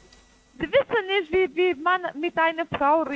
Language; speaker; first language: German; non-native, learner; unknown